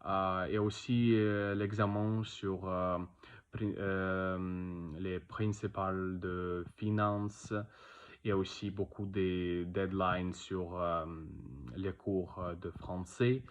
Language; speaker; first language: French; non-native, learner; Russian